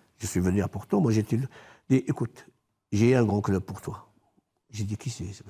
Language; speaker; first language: French; non-native, local second language; Arabic